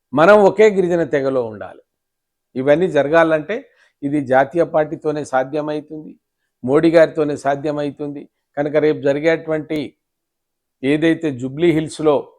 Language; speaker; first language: Telugu; non-native, local second language; Lambadi